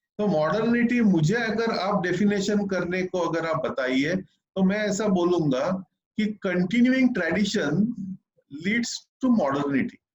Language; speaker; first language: Hindi; non-native, local second language; Marathi